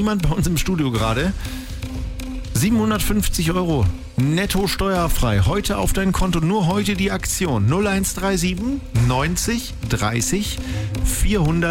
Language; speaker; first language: German; native; German